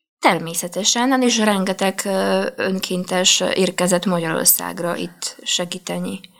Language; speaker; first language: Hungarian; non-native, fluent; Polish